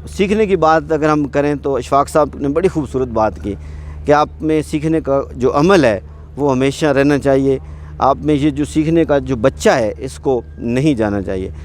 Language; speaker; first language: Urdu; non-native, local second language; Punjabi